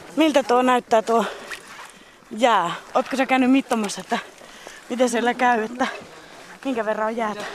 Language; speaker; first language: Finnish; native; Finnish